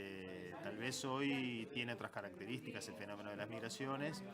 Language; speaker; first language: Spanish; native; Spanish